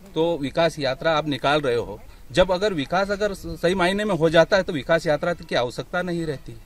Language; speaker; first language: Hindi; native; Hindi